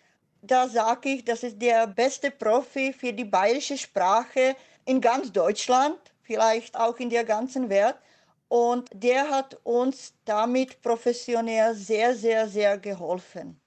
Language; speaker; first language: German; non-native, fluent; Czech